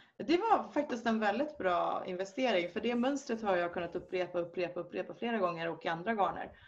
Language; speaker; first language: Swedish; native; Swedish